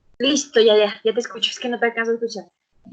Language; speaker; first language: Spanish; native; Spanish